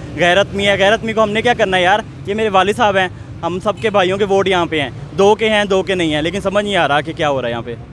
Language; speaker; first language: Urdu; native; Urdu